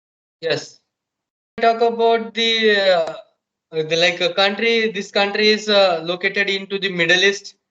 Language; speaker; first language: English; non-native, local second language; Marathi